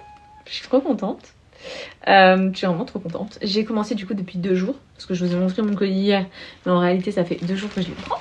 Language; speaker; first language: French; native; French